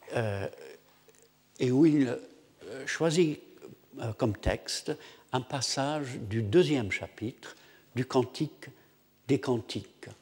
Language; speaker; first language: French; non-native, fluent; English